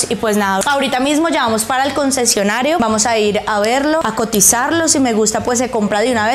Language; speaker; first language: Spanish; native; Spanish